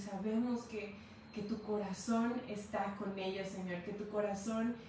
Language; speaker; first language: Spanish; native; Spanish